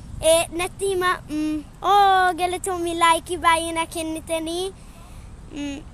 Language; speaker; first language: Oromo; early bilingual, heritage; Oromo